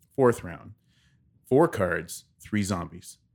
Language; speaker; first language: English; native; English